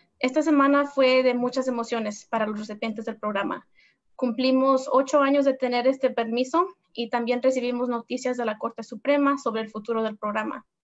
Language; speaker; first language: Spanish; early bilingual, heritage; Spanish